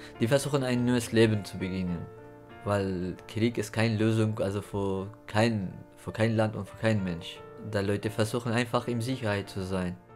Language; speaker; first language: German; non-native, fluent; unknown